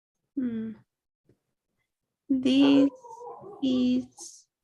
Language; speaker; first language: English; non-native, learner; Spanish